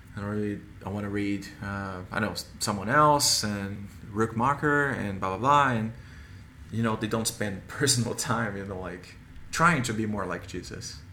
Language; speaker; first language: English; non-native, fluent; Portuguese